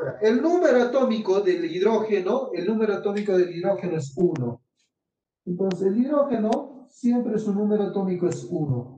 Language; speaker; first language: Spanish; native; Spanish